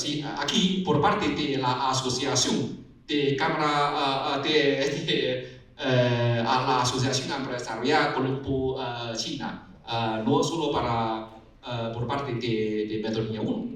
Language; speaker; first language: Spanish; non-native, learner; Chinese